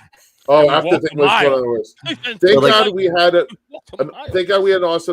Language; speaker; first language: English; native; English